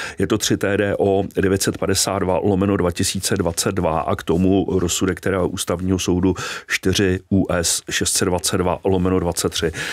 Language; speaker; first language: Czech; native; Czech